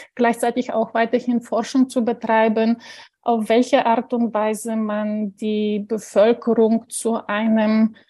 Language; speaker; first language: German; non-native, fluent; Bulgarian